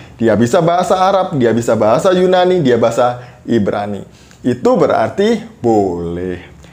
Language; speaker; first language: Indonesian; native; Indonesian